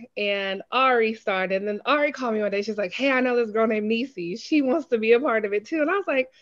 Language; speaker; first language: English; native; English